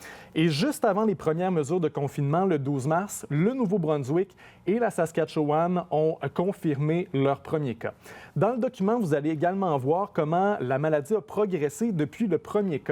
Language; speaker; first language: French; native; French